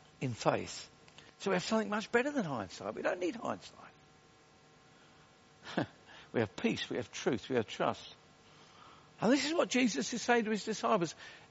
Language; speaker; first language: English; native; English